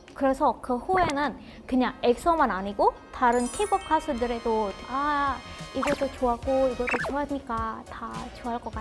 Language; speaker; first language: Korean; non-native, fluent; Indonesian